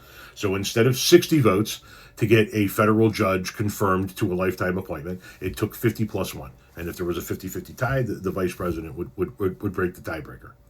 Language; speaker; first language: English; native; English